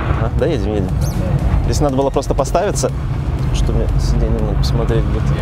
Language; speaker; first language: Russian; native; Russian